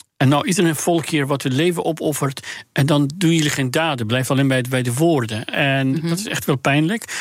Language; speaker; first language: Dutch; non-native, fluent; Persian